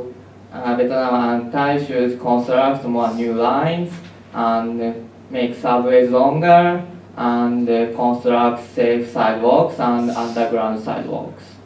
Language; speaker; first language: English; non-native, learner; Japanese